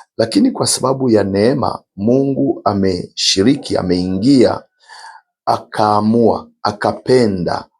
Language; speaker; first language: Swahili; non-native, local second language; Rundi